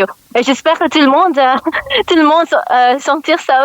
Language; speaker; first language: French; non-native, learner; English